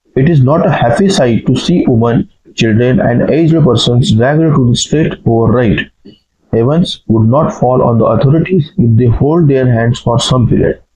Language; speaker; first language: English; non-native, local second language; Marathi